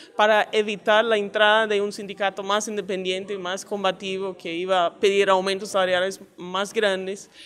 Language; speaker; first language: Spanish; non-native, fluent; English